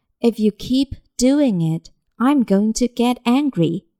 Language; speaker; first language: English; non-native, fluent; Chinese